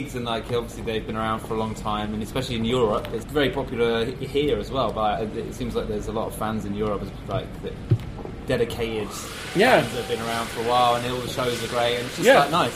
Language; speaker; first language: English; native; English